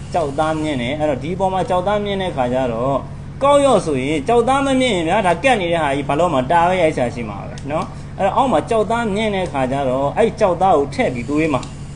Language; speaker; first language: Burmese; native; Burmese